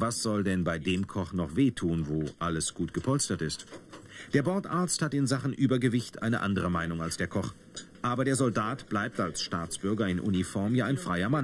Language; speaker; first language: German; native; German